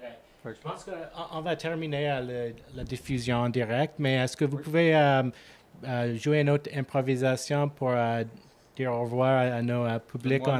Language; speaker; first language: French; non-native, local second language; English